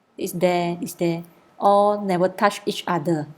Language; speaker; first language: English; non-native, local second language; Malay